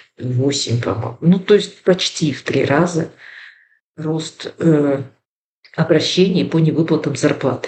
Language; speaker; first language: Russian; native; Russian